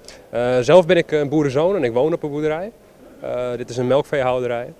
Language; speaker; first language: Dutch; native; Dutch